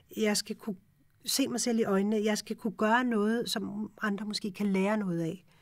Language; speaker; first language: Danish; early bilingual, other home language; Urdu